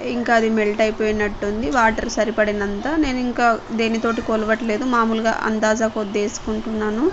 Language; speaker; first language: Telugu; non-native, local second language; Lambadi